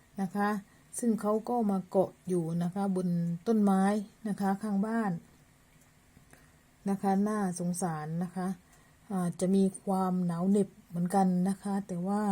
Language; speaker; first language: Thai; native; Thai